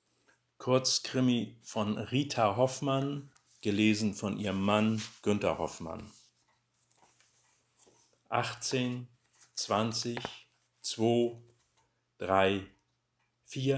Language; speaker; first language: German; native; German